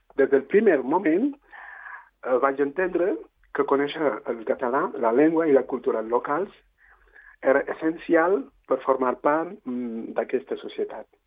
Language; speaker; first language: Catalan; non-native, fluent; Wolof